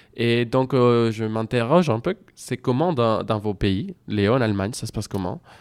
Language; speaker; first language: French; non-native, fluent; Spanish